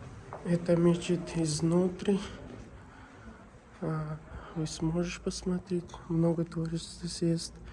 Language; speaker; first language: Russian; non-native, learner; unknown